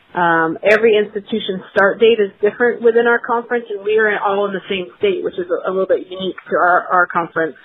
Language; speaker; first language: English; native; English